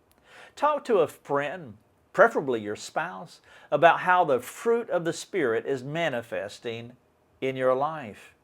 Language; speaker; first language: English; native; English